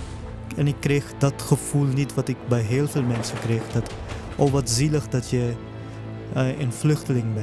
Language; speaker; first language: Dutch; early bilingual, other home language; Urdu